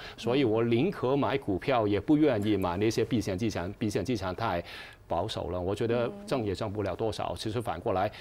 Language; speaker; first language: Chinese; non-native, fluent; Cantonese